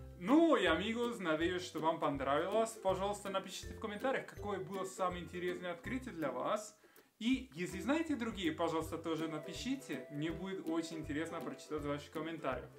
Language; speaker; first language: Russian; non-native, fluent; Spanish